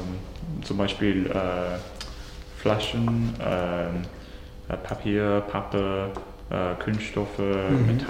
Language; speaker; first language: German; non-native, learner; English